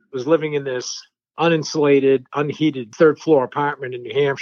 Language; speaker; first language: English; early bilingual, other home language; French